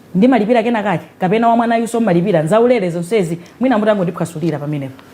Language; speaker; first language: Nyanja; native; Nyanja